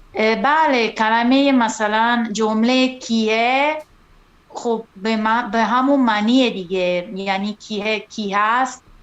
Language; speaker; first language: Persian; non-native, fluent; Italian